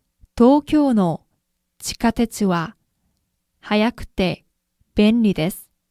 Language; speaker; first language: Japanese; non-native, fluent; Korean